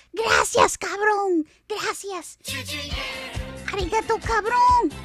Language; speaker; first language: Spanish; early bilingual, heritage; Spanish